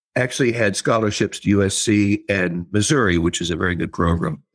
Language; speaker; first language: English; native; English